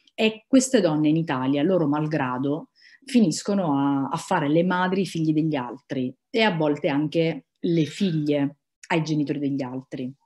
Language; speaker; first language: Italian; native; Italian